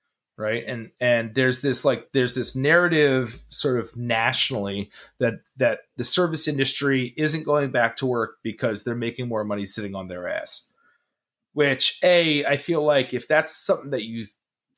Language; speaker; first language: English; native; English